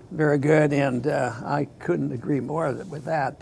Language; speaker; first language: English; native; English